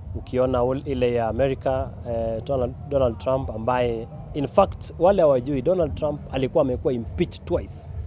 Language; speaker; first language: Swahili; non-native, local second language; Kalenjin